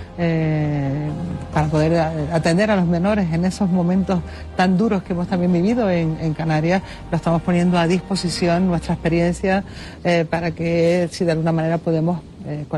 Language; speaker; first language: Spanish; native; Spanish